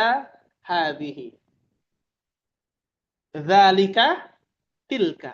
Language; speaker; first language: Arabic; non-native, fluent; Indonesian